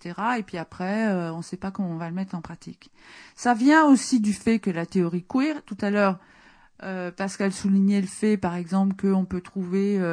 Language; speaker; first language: French; native; French